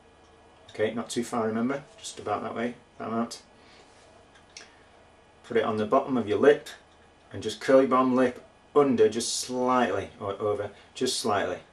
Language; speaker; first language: English; native; English